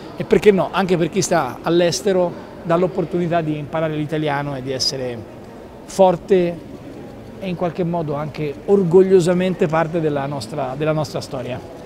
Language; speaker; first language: Italian; native; Italian